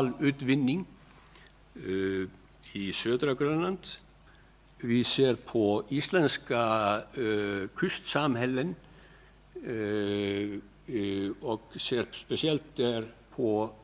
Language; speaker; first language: Swedish; non-native, fluent; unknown